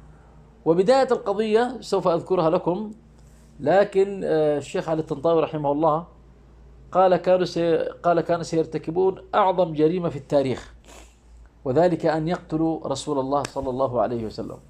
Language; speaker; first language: Arabic; native; Arabic